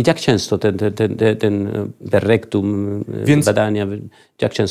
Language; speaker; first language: Polish; non-native, learner; Spanish